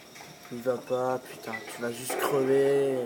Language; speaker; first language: French; native; French